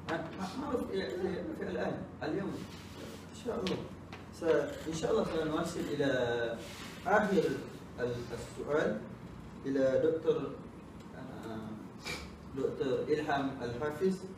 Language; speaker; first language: Arabic; non-native, learner; Malay